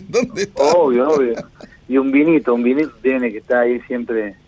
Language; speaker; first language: Spanish; native; Spanish